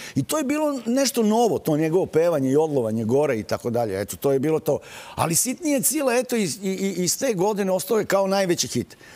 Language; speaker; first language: Serbian; native; Serbian